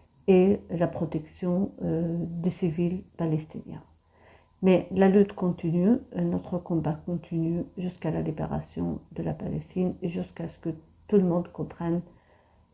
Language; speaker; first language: French; non-native, fluent; Arabic